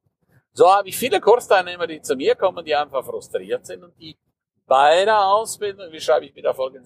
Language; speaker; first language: German; non-native, local second language; Romansh